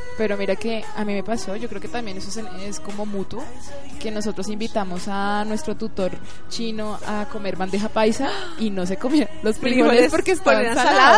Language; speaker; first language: Spanish; native; Spanish